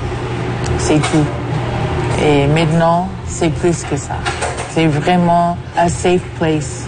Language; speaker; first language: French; non-native, fluent; English